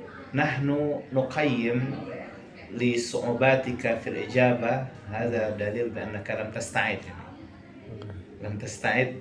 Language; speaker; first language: Arabic; non-native, fluent; Indonesian